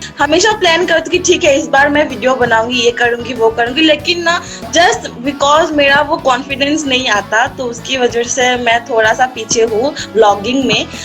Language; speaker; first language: Hindi; non-native, local second language; Assamese